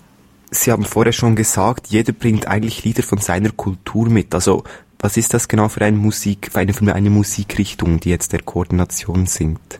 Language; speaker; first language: German; native; German